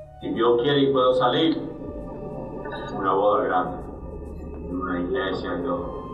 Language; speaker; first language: Spanish; early bilingual, heritage; English